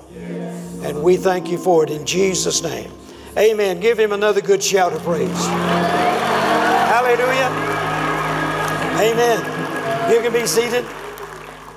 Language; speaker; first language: English; native; English